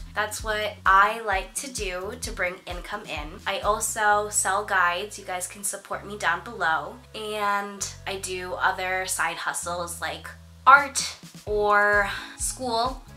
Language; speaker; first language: English; native; English